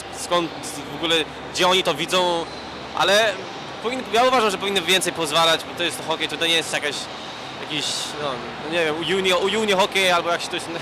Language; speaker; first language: Polish; early bilingual, heritage; Polish